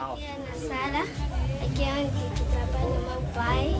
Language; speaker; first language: Portuguese; non-native, local second language; Makhuwa